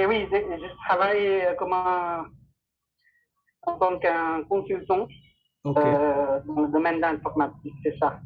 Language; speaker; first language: French; non-native, learner; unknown